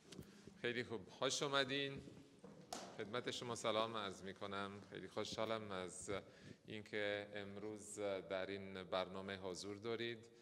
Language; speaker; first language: Persian; non-native, fluent; Italian